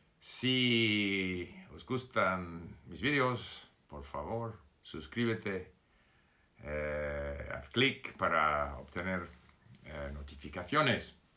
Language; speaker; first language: Spanish; non-native, fluent; English